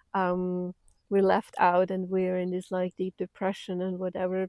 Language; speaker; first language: English; non-native, fluent; German